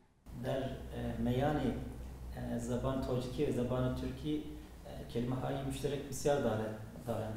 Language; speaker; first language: Persian; non-native, learner; Turkish